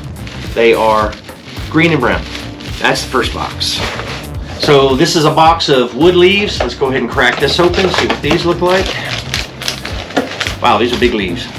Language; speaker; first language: English; native; English